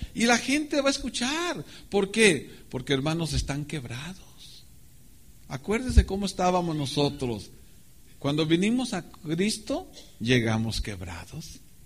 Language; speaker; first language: Spanish; native; Spanish